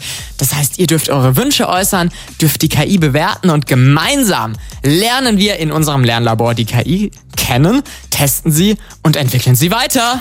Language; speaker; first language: German; native; German